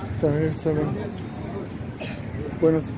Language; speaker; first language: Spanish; non-native, learner; English